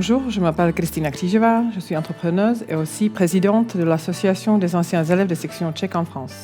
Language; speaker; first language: French; non-native, fluent; Czech